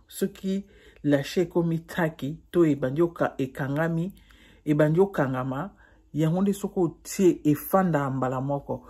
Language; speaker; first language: French; non-native, local second language; Lingala